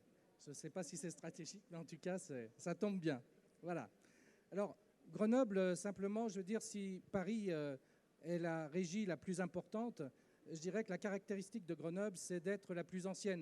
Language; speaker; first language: French; native; French